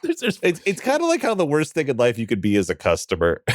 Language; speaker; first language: English; native; English